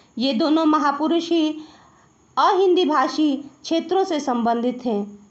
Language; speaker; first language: Hindi; native; Hindi